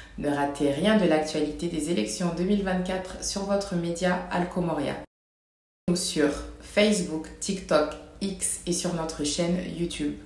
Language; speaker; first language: French; non-native, local second language; Ngazidja Comorian